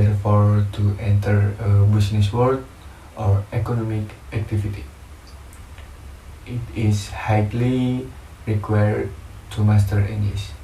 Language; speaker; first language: English; non-native, learner; Indonesian